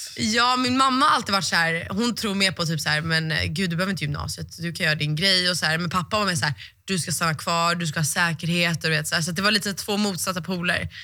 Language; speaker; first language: Swedish; native; Swedish